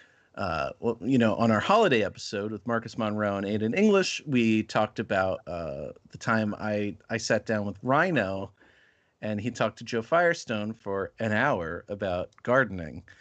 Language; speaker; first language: English; native; English